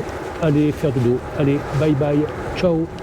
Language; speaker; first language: French; native; French